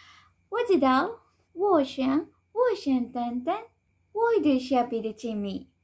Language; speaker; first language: Chinese; non-native, learner; Malay